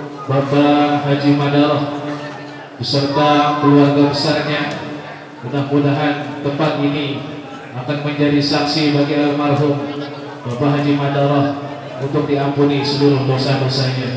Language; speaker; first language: Indonesian; native; Indonesian